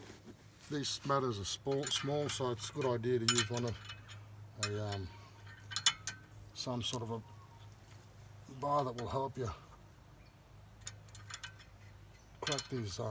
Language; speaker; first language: English; native; English